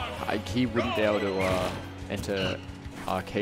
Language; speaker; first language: English; native; English